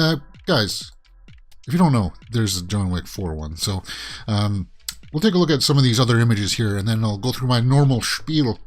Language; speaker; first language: English; native; English